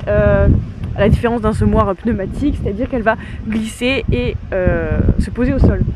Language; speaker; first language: French; native; French